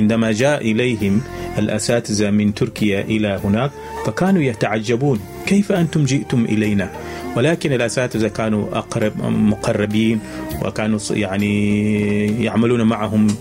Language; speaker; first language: Arabic; non-native, fluent; Turkish